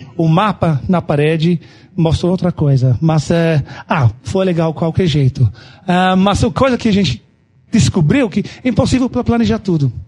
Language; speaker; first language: Portuguese; non-native, fluent; English